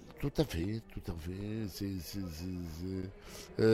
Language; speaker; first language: French; non-native, local second language; Arabic